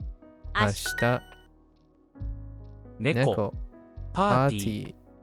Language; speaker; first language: Japanese; non-native, learner; English